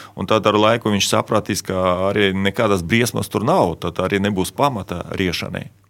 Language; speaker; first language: Latvian; non-native, local second language; Russian